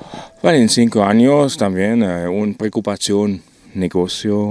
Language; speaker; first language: Spanish; non-native, learner; German